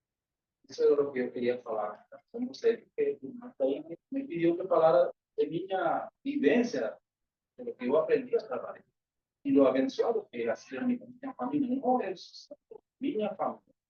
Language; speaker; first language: Portuguese; non-native, learner; Spanish